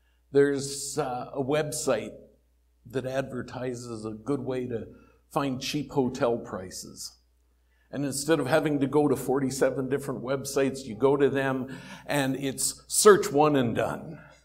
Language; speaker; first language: English; native; English